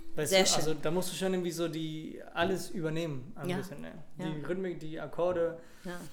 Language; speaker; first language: German; non-native, fluent; Spanish